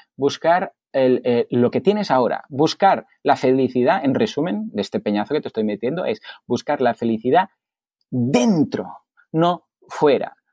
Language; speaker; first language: Spanish; native; Spanish